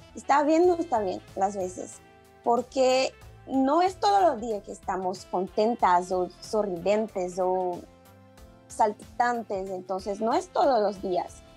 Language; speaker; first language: Spanish; non-native, learner; Portuguese